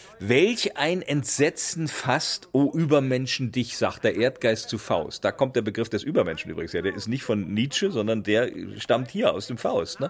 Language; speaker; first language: German; native; German